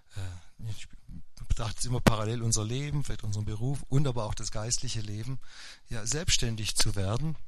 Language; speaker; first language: German; native; German